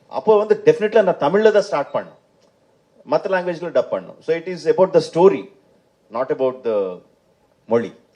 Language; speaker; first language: Tamil; non-native, fluent; Telugu